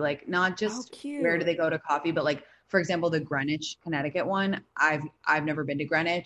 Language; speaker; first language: English; native; English